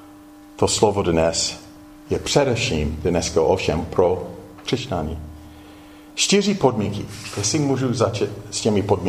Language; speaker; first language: Czech; non-native, fluent; English